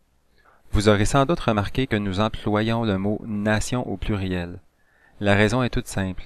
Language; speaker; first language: French; native; French